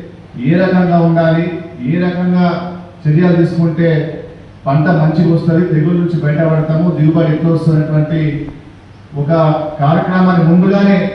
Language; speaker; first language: Telugu; native; Telugu